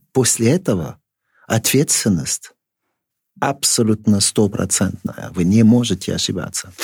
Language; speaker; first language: Russian; non-native, fluent; French